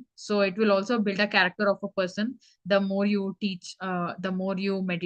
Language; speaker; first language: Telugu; early bilingual, heritage; Telugu